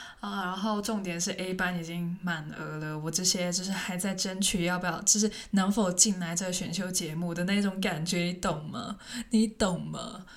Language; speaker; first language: Chinese; non-native, local second language; Cantonese